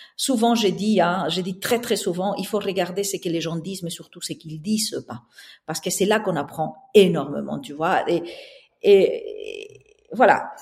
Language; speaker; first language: French; non-native, fluent; Spanish